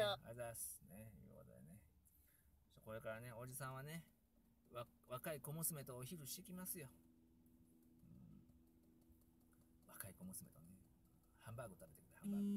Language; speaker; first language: Japanese; native; Japanese